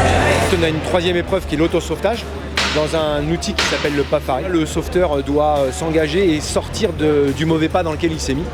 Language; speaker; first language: French; native; French